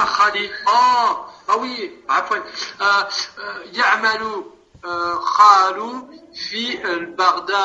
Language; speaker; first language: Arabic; non-native, learner; French